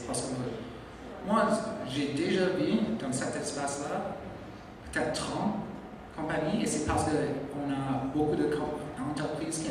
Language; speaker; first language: French; non-native, fluent; English